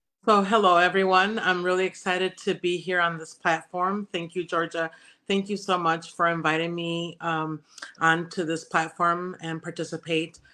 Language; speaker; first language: English; early bilingual, other home language; Spanish